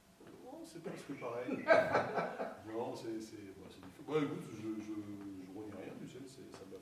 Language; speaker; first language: French; native; French